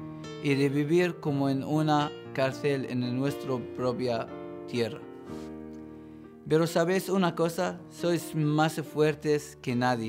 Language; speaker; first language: Spanish; non-native, fluent; Arabic